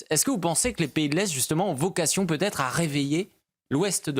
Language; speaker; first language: French; native; French